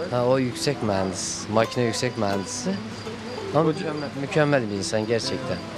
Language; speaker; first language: Turkish; native; Turkish